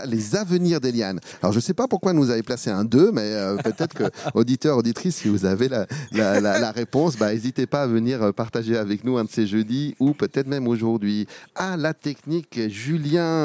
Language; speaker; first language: French; native; French